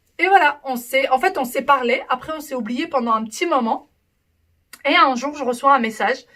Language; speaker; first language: French; early bilingual, other home language; Arabic